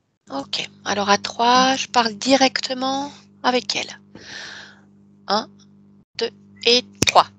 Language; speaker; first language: French; native; French